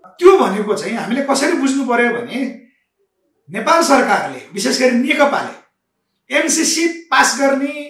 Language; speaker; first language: Nepali; native; Nepali